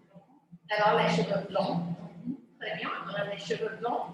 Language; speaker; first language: French; non-native, fluent; English